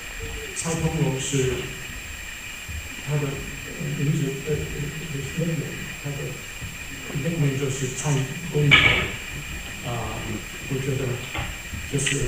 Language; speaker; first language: Chinese; non-native, fluent; English